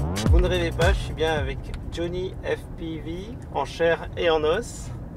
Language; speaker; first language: French; native; French